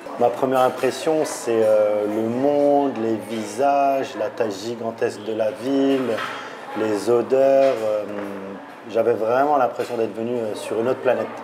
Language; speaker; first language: French; native; French